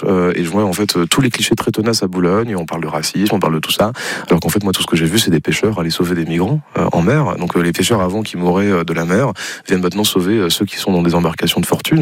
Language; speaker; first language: French; native; French